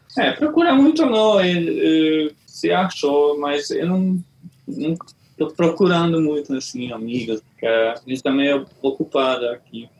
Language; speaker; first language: Portuguese; non-native, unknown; Hungarian